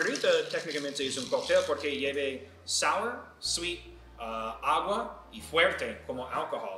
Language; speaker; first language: Spanish; non-native, learner; English